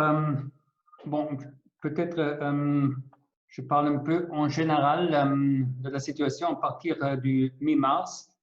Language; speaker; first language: French; non-native, fluent; German